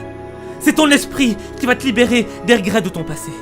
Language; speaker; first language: French; non-native, local second language; Haitian Creole